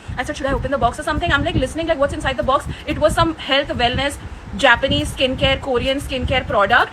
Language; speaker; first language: English; non-native, local second language; Hindi